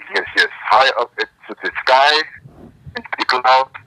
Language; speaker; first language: English; non-native, fluent; French